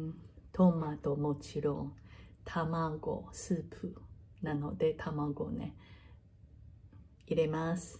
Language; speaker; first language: Japanese; non-native, learner; Chinese